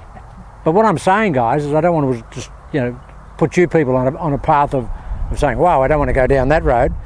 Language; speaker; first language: English; native; English